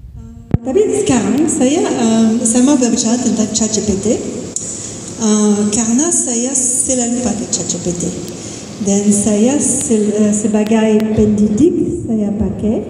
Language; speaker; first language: Indonesian; non-native, fluent; English